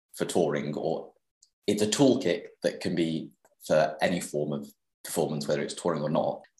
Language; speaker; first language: English; native; English